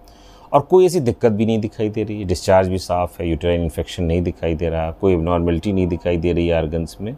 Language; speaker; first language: Hindi; native; Hindi